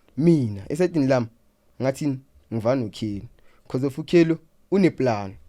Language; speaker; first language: Zulu; non-native, local second language; Southern Sotho